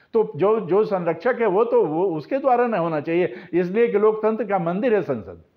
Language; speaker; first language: Hindi; native; Hindi